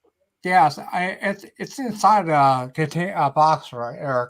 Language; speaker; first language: English; native; English